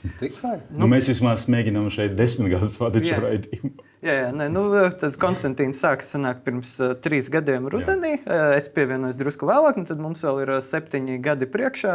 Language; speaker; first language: Latvian; native; Latvian